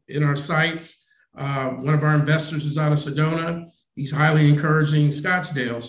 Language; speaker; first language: English; native; English